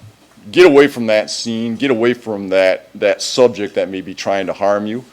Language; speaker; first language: English; native; English